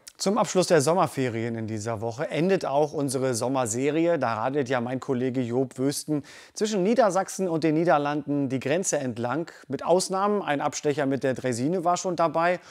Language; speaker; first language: German; native; German